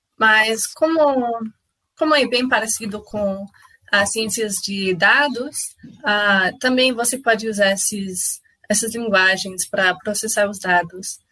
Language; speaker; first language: Portuguese; non-native, fluent; English